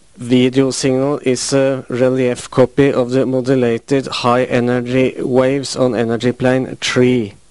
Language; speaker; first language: English; non-native, fluent; Norwegian